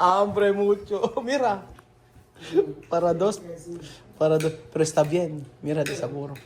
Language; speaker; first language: Spanish; non-native, learner; Filipino